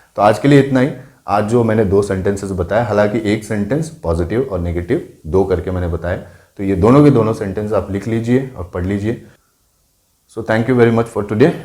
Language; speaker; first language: Hindi; non-native, local second language; Marathi